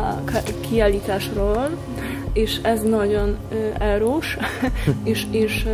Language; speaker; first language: Hungarian; non-native, learner; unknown